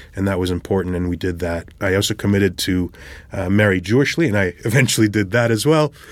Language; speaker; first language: English; early bilingual, other home language; Hebrew